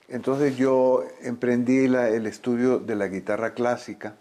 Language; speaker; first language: Spanish; native; Spanish